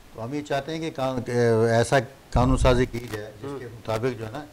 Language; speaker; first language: Urdu; native; Urdu